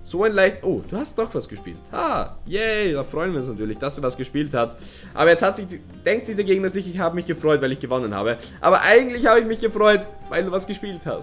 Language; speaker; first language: German; native; German